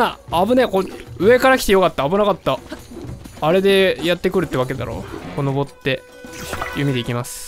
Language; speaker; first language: Japanese; native; Japanese